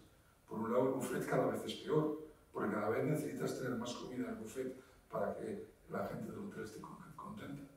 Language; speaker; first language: Spanish; native; Spanish